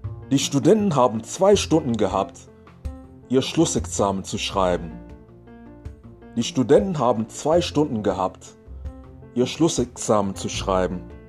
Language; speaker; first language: German; non-native, fluent; English